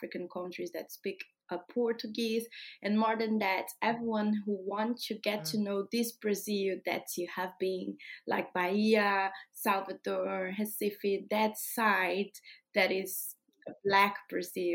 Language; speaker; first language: English; non-native, fluent; Portuguese